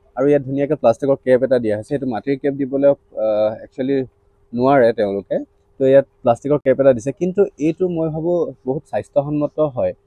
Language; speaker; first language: Assamese; native; Assamese